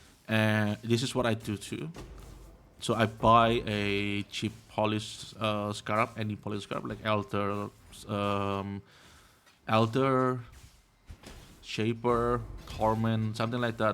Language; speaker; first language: English; non-native, fluent; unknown